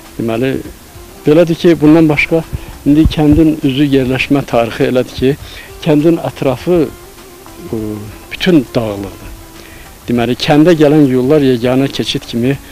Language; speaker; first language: Azerbaijani; non-native, local second language; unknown